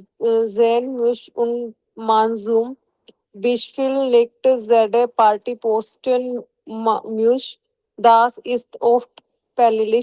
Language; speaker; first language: German; non-native, learner; Hindi